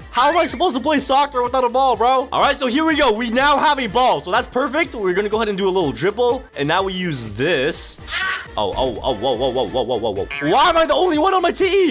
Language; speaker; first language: English; native; English